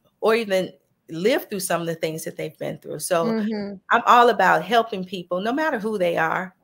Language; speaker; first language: English; native; English